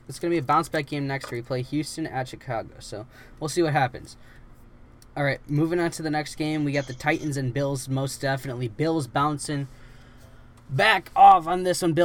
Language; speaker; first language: English; native; English